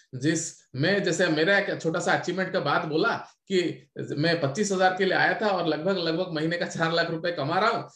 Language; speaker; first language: Hindi; non-native, local second language; Odia